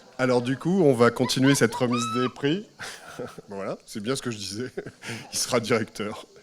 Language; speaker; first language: French; native; French